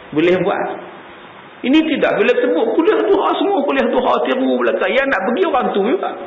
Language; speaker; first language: Malay; native; Malay